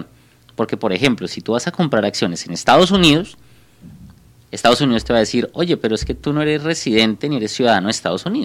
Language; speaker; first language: Spanish; native; Spanish